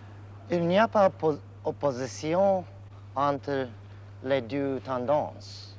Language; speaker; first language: French; non-native, learner; Japanese